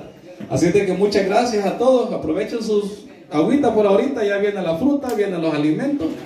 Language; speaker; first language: Spanish; native; Spanish